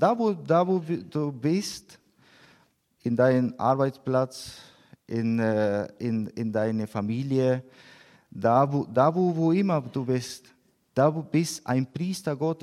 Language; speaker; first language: German; non-native, learner; Spanish